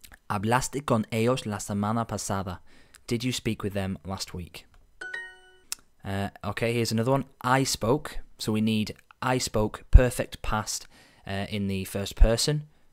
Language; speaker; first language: English; native; English